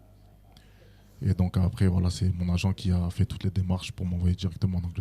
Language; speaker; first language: French; native; French